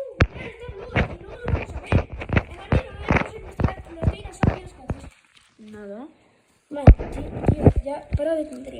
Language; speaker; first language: Spanish; native; Spanish